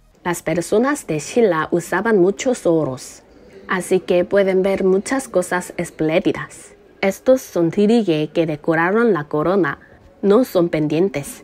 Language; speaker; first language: Spanish; non-native, learner; Korean